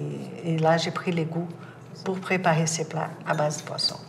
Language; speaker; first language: French; non-native, fluent; Portuguese